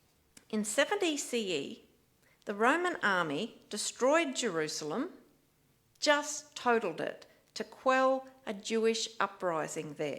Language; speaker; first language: English; native; English